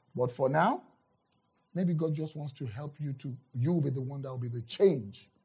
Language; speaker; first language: English; non-native, local second language; Yoruba